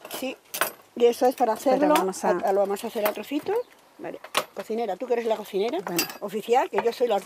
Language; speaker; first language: Spanish; native; Spanish